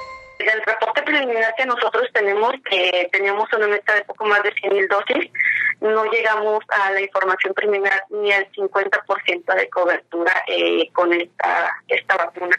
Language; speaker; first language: Spanish; native; Spanish